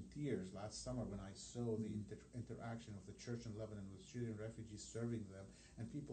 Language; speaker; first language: English; non-native, fluent; Arabic